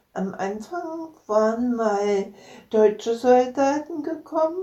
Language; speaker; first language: German; native; German